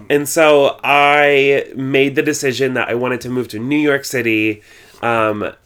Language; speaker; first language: English; native; English